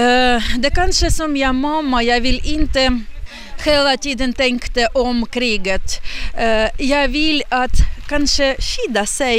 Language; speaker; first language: Swedish; non-native, learner; Ukrainian